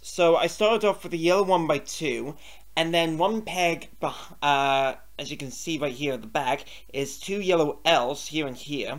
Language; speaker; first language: English; native; English